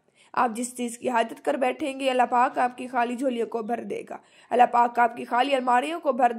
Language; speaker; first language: Urdu; native; Urdu